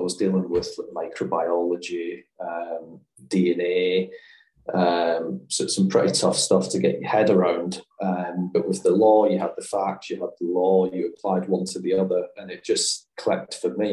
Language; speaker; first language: English; native; English